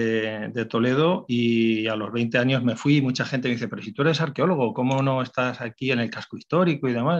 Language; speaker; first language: Spanish; native; Spanish